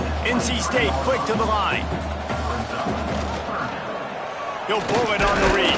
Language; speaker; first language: English; native; English